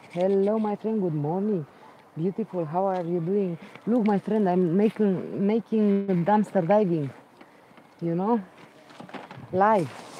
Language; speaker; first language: English; non-native, learner; Romanian